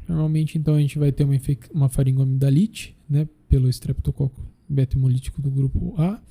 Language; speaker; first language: Portuguese; native; Portuguese